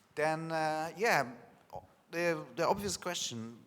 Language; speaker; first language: English; non-native, fluent; Polish